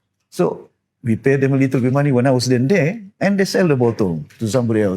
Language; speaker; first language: English; non-native, local second language; Malay